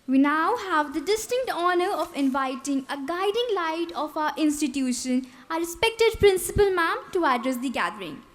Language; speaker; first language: English; non-native, local second language; Hindi